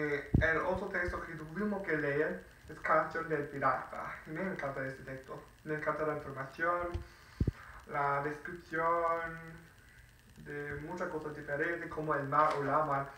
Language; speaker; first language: Spanish; non-native, fluent; English